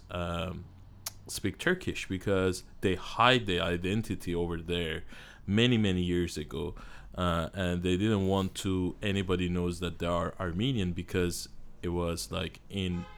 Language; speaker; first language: English; non-native, learner; Armenian